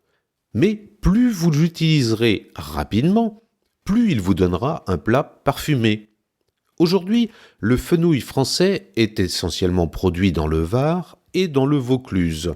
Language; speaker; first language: French; native; French